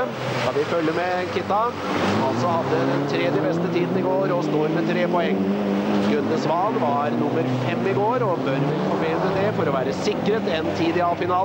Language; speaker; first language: Norwegian; native; Norwegian